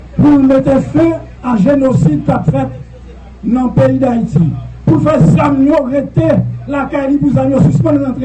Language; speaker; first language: French; non-native, local second language; Haitian Creole